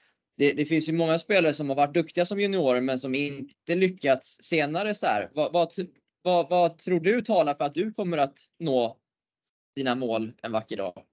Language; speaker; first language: Swedish; native; Swedish